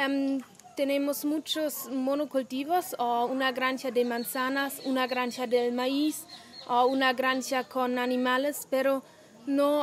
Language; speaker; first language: Spanish; non-native, learner; German